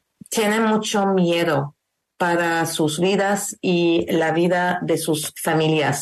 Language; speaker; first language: Spanish; non-native, learner; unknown